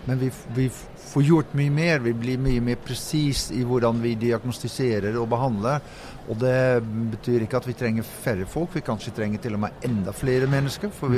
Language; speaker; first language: Norwegian; non-native, fluent; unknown